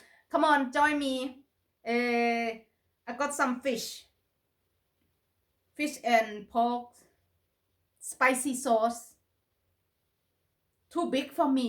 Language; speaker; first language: English; non-native, learner; Thai